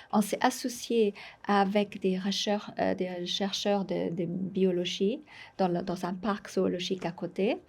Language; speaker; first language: French; non-native, fluent; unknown